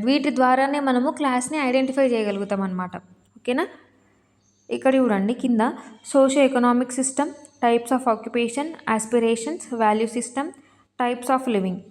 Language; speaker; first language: Telugu; native; Telugu